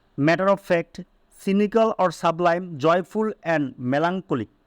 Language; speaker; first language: English; non-native, local second language; Bangla